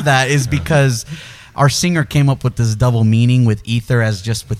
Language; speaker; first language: English; early bilingual, other home language; Spanish